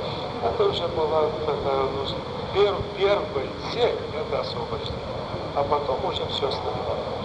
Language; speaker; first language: Russian; non-native, fluent; Lithuanian